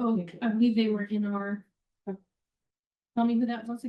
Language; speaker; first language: English; native; English